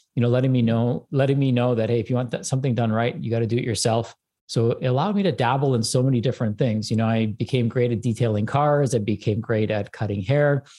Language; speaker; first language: English; early bilingual, other home language; Hindi